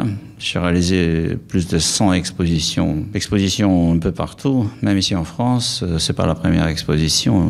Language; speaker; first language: French; non-native, fluent; Romanian